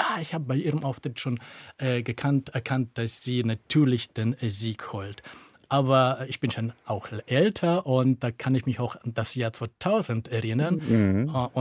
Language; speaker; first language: German; native; German